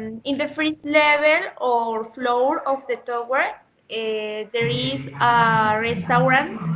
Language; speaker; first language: English; non-native, learner; Spanish